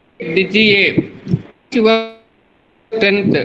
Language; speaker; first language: English; non-native, learner; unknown